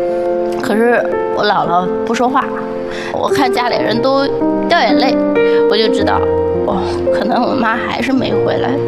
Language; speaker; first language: Chinese; native; Chinese